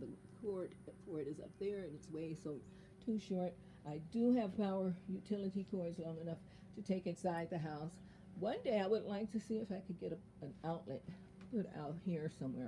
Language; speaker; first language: English; native; English